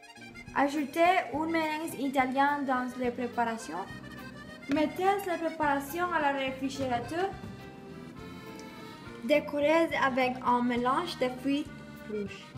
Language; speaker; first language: French; non-native, learner; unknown